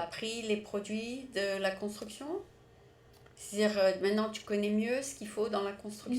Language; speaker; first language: French; native; French